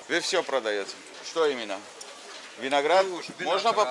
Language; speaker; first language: Russian; non-native, learner; English